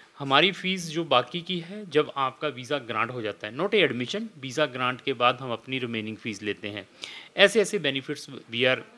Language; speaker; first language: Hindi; non-native, local second language; Punjabi